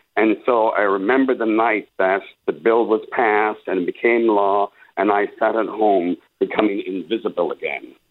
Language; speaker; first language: English; native; English